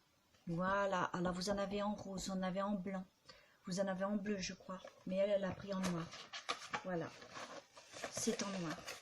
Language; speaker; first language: French; native; French